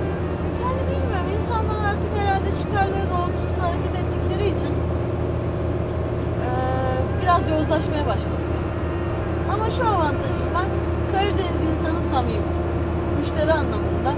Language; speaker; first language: Turkish; native; Turkish